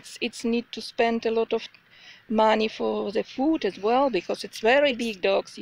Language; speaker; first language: English; non-native, learner; Russian